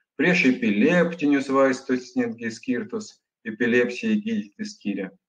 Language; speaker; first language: Lithuanian; non-native, local second language; Russian